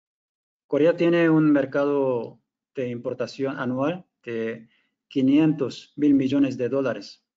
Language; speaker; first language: Spanish; non-native, fluent; Korean